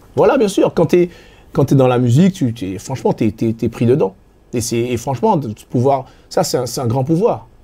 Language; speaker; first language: French; native; French